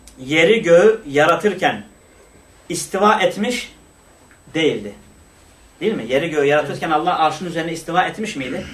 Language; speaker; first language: Turkish; non-native, local second language; Kurdish